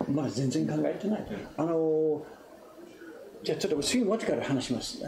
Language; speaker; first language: Japanese; non-native, fluent; English